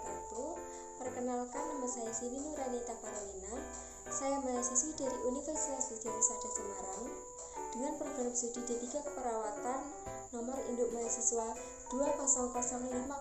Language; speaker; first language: Indonesian; native; Indonesian